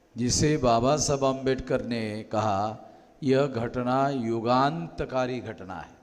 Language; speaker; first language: Hindi; non-native, local second language; Marathi